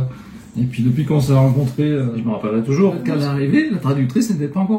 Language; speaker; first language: French; native; French